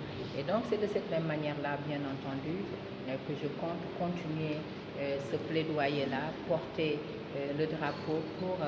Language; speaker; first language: French; non-native, local second language; Wolof